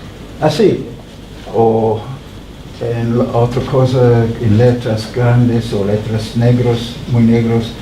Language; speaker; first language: Spanish; non-native, fluent; English